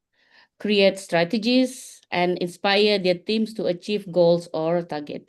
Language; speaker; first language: English; non-native, fluent; Indonesian